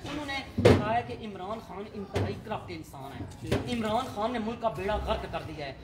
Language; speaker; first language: Urdu; non-native, local second language; Pahari-Potwari